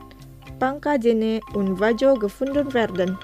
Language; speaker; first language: German; non-native, fluent; Indonesian